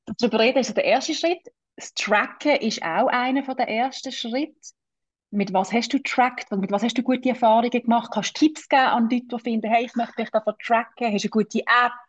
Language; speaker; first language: German; native; German